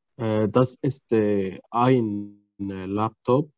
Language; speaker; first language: German; non-native, learner; Arabic